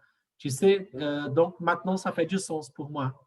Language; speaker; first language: French; non-native, learner; Portuguese